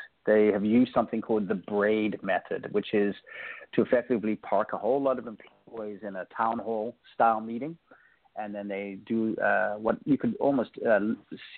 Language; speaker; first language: English; native; English